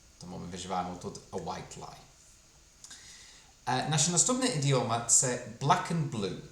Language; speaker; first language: Ukrainian; non-native, fluent; English